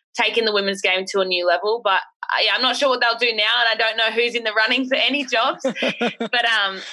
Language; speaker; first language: English; native; English